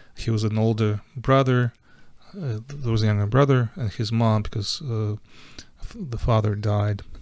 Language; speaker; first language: English; non-native, fluent; Ukrainian